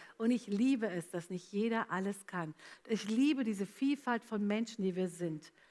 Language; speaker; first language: German; early bilingual, other home language; Italian